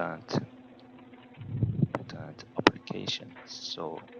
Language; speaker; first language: English; non-native, learner; Korean